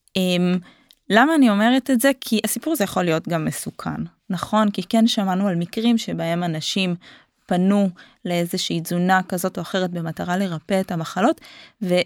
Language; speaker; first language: Hebrew; native; Hebrew